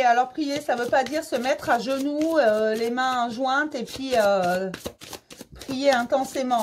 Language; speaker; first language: French; native; French